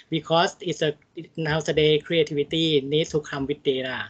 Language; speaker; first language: English; non-native, fluent; Thai